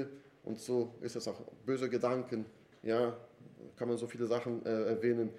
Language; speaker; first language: German; non-native, fluent; Portuguese